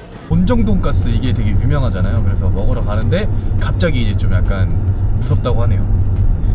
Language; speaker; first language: Korean; native; Korean